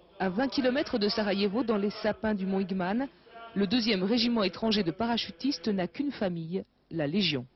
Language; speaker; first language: French; native; French